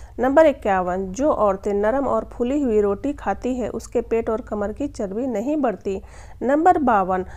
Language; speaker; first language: Hindi; native; Hindi